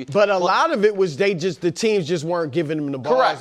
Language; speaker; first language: English; native; English